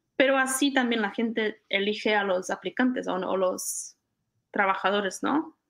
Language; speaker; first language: Spanish; non-native, fluent; Czech